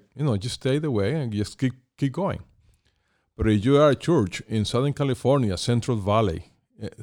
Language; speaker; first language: English; non-native, fluent; Spanish